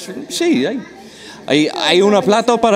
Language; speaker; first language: Spanish; non-native, learner; English